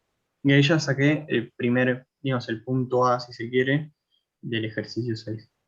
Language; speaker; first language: Spanish; native; Spanish